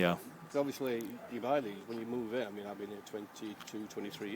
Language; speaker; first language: English; native; English